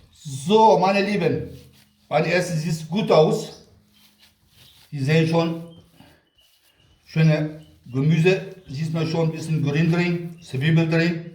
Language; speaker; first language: German; non-native, local second language; Kurdish